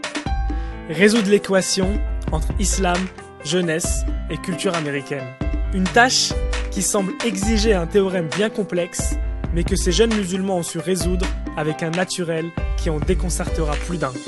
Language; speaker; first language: French; native; French